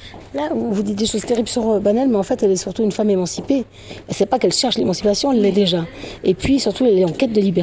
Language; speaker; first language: French; native; French